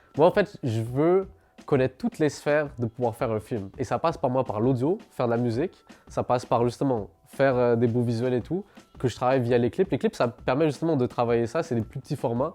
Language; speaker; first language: French; early bilingual, other home language; Arabic